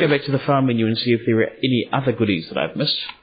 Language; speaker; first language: English; native; English